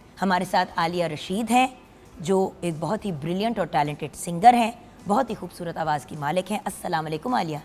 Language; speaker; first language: Urdu; native; Urdu